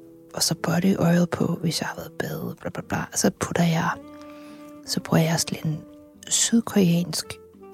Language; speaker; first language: Danish; native; Danish